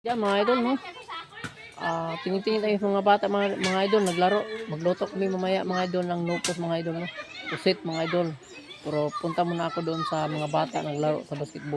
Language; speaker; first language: Filipino; non-native, local second language; Cebuano